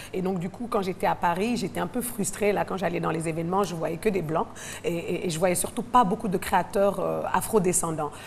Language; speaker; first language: French; non-native, local second language; Wolof